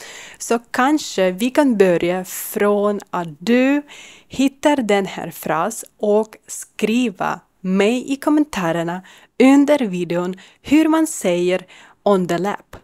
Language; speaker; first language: Swedish; non-native, learner; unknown